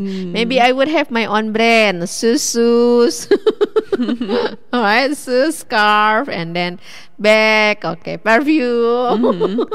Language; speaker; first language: English; non-native, fluent; Indonesian